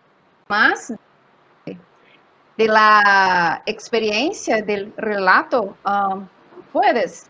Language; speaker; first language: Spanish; non-native, learner; Portuguese